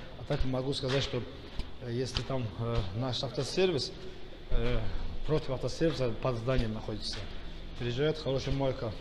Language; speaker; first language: Russian; non-native, fluent; Azerbaijani